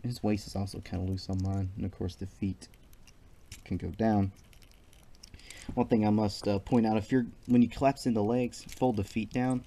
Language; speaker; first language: English; native; English